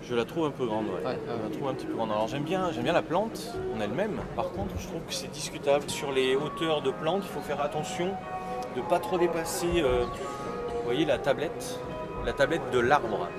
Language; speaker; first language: French; native; French